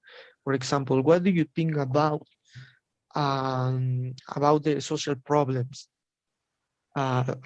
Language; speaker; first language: English; non-native, learner; Spanish